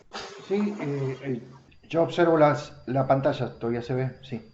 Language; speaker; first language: Spanish; native; Spanish